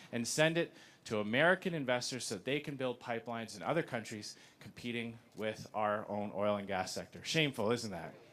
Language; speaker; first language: English; native; English